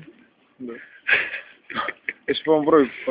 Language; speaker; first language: Russian; native; Russian